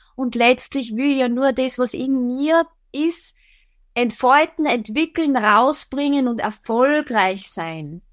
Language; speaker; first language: German; native; German